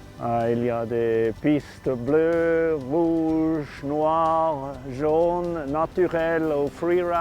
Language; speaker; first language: French; non-native, learner; German